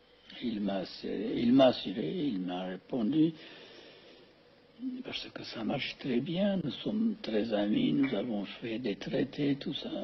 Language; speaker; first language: French; non-native, fluent; Amharic